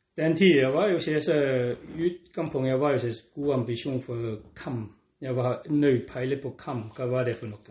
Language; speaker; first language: Norwegian; non-native, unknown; Cantonese